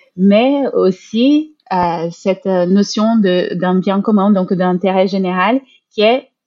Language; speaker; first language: French; non-native, fluent; Portuguese